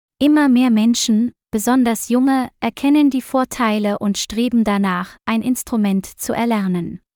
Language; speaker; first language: German; non-native, fluent; Vietnamese